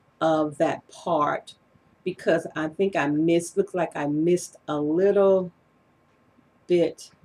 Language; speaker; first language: English; native; English